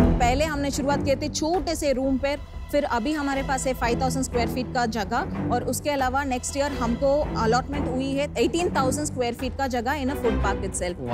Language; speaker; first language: Hindi; non-native, local second language; Tamil